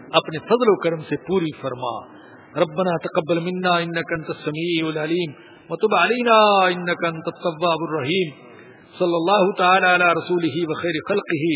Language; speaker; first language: Urdu; non-native, local second language; Punjabi